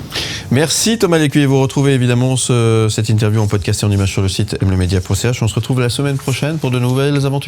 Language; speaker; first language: French; native; French